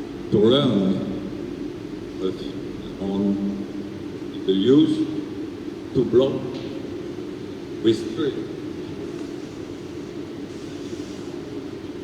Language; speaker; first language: English; non-native, learner; French